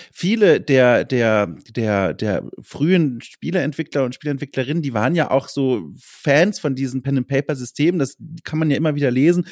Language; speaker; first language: German; native; German